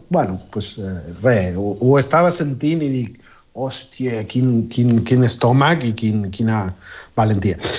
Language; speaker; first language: Catalan; non-native, fluent; Spanish